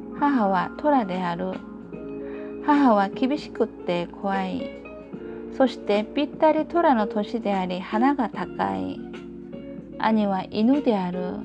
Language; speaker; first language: Japanese; non-native, learner; Korean